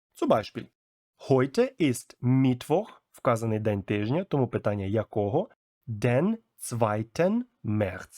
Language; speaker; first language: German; non-native, fluent; Ukrainian